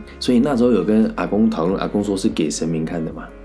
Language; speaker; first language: Chinese; native; Chinese